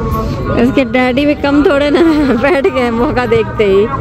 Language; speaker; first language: Hindi; native; Hindi